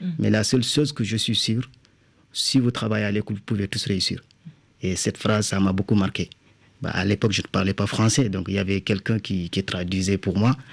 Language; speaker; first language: French; non-native, local second language; Wolof